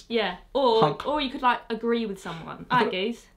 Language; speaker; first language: English; native; English